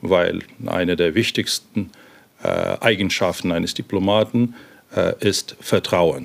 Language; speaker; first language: German; non-native, fluent; Ukrainian